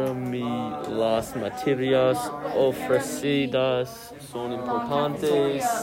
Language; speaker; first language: Spanish; non-native, learner; English